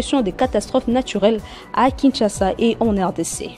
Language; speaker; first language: French; non-native, local second language; Lingala